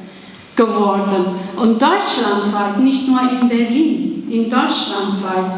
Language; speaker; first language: German; non-native, fluent; Kurdish